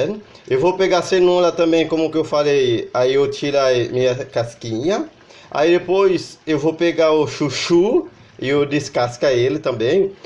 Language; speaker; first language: Portuguese; non-native, learner; Haitian Creole